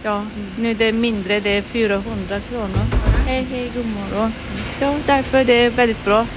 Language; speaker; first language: Swedish; non-native, learner; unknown